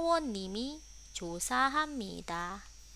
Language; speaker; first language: Korean; non-native, fluent; Indonesian